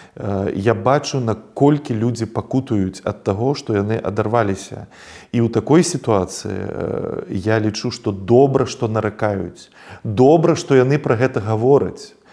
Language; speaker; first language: Belarusian; native; Belarusian